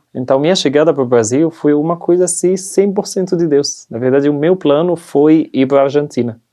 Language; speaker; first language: Portuguese; non-native, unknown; Arabic